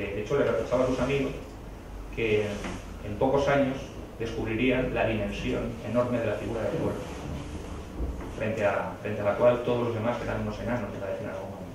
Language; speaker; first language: Spanish; native; Spanish